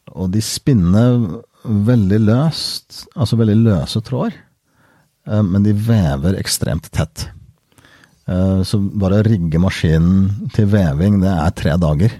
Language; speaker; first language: Norwegian; early bilingual, heritage; Norwegian